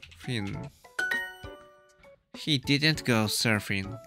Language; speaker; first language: English; non-native, learner; Japanese